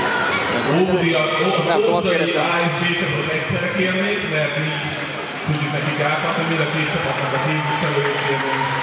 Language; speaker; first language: Hungarian; native; Hungarian